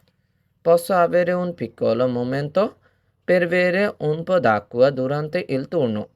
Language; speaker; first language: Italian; non-native, fluent; Bangla